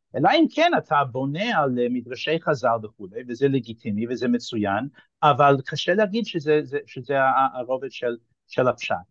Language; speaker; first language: Hebrew; non-native, fluent; English